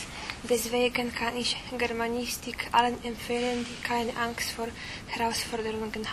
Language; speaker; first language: German; non-native, fluent; Polish